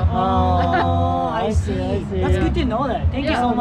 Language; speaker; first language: English; non-native, learner; Japanese